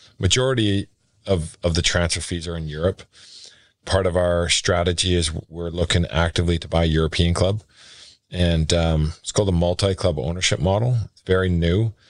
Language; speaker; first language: English; native; English